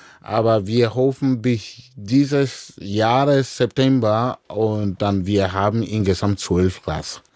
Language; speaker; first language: German; non-native, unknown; Dyula